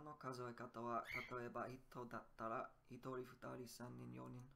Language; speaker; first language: Japanese; non-native, learner; English